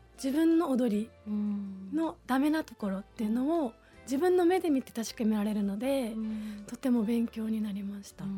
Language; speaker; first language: Japanese; native; Japanese